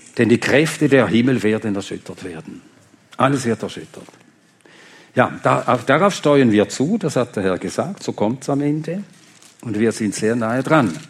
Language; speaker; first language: German; non-native, fluent; Swedish